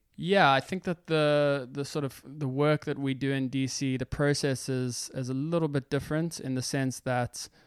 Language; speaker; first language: English; native; English